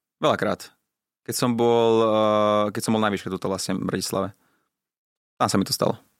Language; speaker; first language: Slovak; early bilingual, other home language; Italian